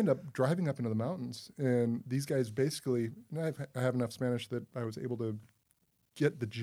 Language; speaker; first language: English; native; English